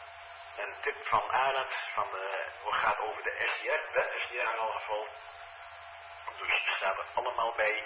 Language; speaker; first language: Dutch; native; Dutch